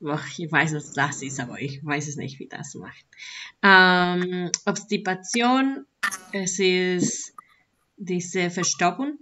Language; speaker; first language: German; non-native, learner; Spanish